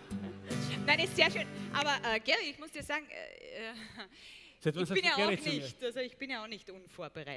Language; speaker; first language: German; native; German